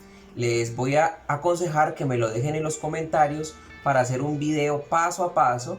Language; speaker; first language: Spanish; native; Spanish